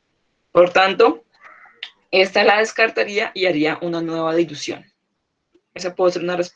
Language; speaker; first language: Spanish; native; Spanish